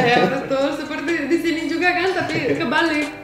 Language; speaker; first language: Indonesian; non-native, fluent; Romanian